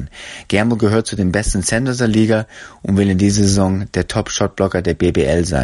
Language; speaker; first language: German; native; German